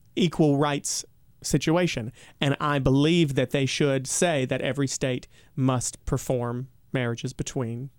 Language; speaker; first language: English; native; English